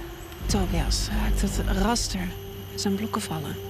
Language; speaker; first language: Dutch; native; Dutch